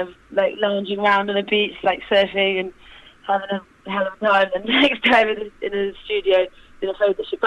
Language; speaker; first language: English; native; English